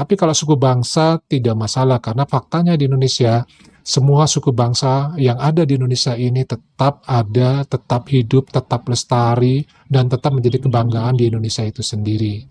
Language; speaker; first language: Indonesian; native; Indonesian